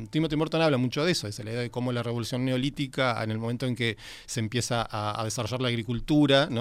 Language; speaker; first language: Spanish; native; Spanish